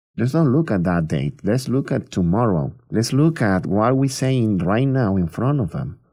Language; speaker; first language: English; non-native, fluent; Spanish